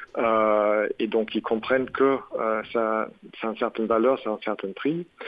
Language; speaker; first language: French; non-native, fluent; German